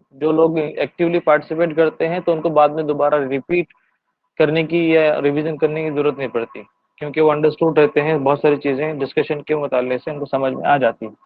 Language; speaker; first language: Urdu; native; Urdu